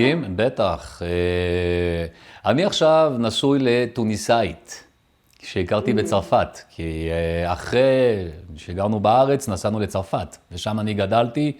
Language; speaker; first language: Hebrew; early bilingual, other home language; French